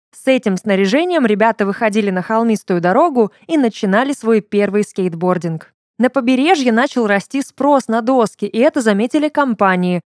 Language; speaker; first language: Russian; native; Russian